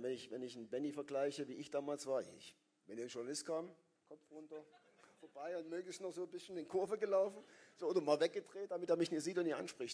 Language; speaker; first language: German; native; German